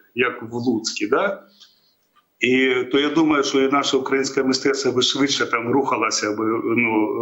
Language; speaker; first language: Ukrainian; native; Ukrainian